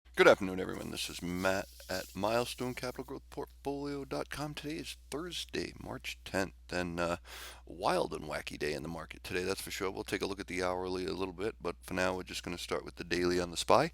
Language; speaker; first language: English; native; English